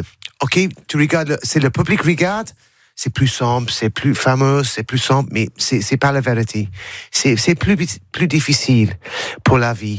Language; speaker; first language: French; non-native, learner; English